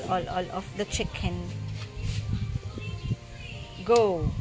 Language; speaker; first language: English; non-native, local second language; Cebuano